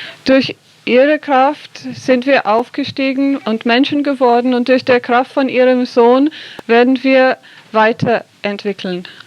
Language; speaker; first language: German; non-native, fluent; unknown